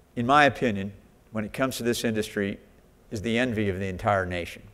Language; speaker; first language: English; native; English